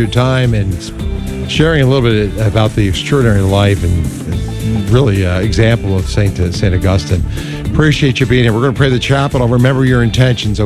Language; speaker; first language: English; native; English